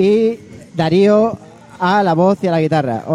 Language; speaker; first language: Spanish; native; Spanish